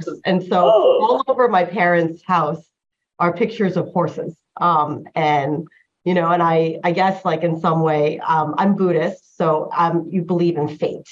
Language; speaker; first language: English; early bilingual, other home language; Chinese